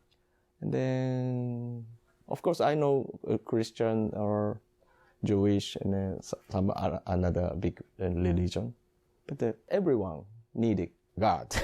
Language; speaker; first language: English; non-native, learner; Japanese